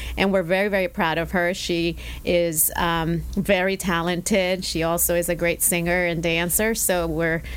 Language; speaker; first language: English; early bilingual, other home language; Spanish